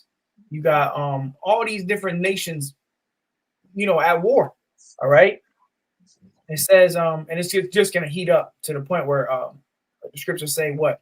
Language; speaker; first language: English; native; English